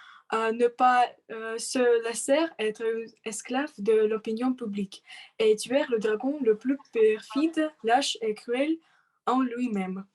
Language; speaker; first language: French; non-native, learner; Russian